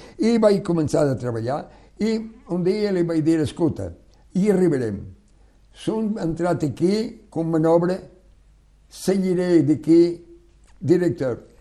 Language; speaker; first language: Catalan; non-native, local second language; French